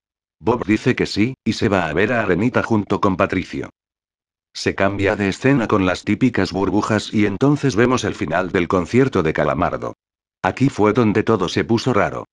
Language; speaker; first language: Spanish; native; Spanish